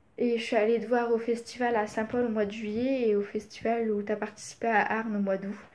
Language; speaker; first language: French; native; French